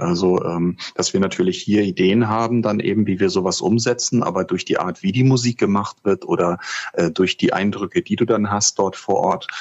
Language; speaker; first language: German; native; German